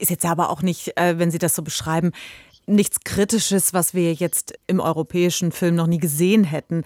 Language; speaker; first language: German; native; German